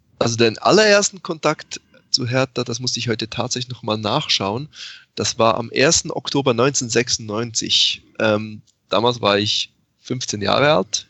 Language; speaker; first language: German; native; German